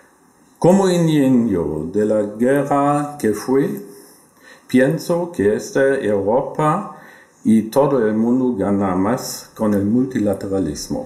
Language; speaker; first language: Spanish; non-native, learner; German